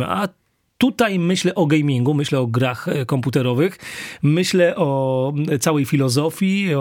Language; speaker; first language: Polish; native; Polish